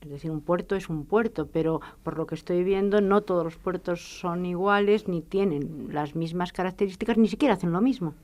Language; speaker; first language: Spanish; native; Spanish